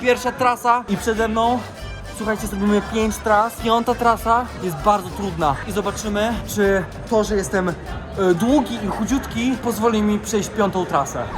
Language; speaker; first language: Polish; native; Polish